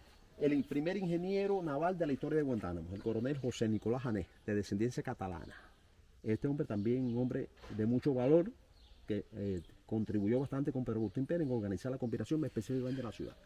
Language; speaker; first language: Spanish; native; Spanish